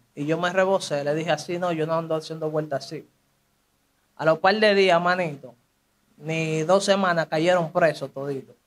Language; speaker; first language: Spanish; native; Spanish